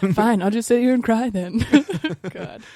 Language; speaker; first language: English; native; English